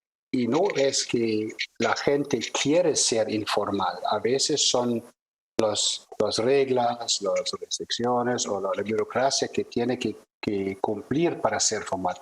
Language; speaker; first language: Spanish; non-native, fluent; German